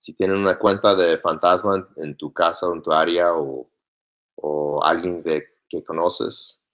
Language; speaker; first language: Spanish; non-native, learner; English